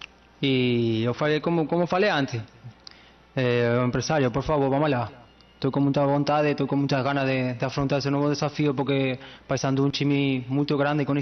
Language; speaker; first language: Portuguese; non-native, learner; Spanish